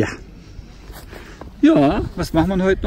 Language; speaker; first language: German; native; German